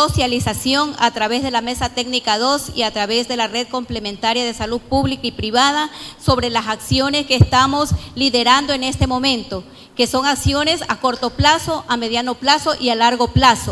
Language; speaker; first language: Spanish; native; Spanish